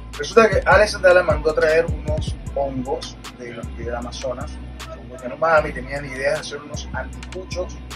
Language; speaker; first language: Spanish; native; Spanish